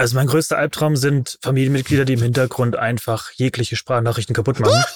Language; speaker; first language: German; native; German